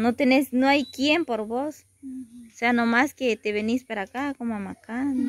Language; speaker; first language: Spanish; native; Spanish